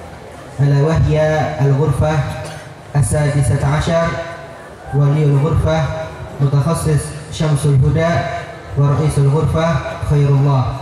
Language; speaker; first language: Arabic; non-native, fluent; Indonesian